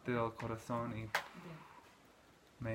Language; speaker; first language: Spanish; non-native, learner; English